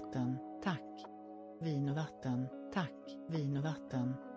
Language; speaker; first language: Swedish; non-native, learner; English